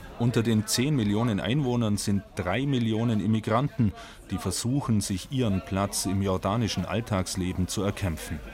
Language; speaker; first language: German; native; German